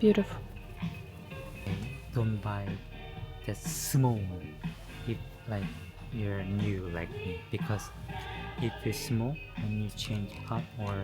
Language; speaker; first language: English; non-native, learner; Korean